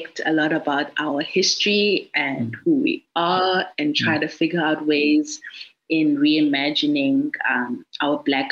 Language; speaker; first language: English; non-native, local second language; Xhosa